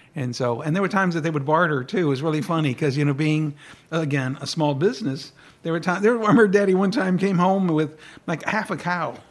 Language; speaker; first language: English; early bilingual, other home language; Spanish